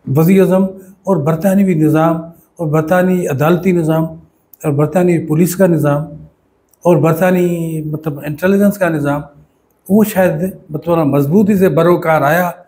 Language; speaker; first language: Urdu; non-native, local second language; Sindhi